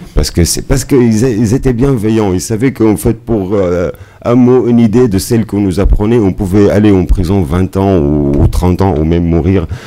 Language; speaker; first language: French; non-native, fluent; Arabic